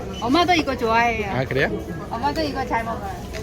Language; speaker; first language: Korean; non-native, learner; Vietnamese